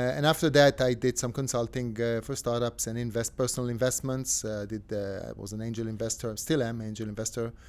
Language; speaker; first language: English; non-native, fluent; Hebrew